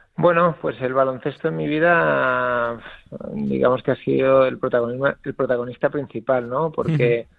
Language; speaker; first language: Spanish; native; Spanish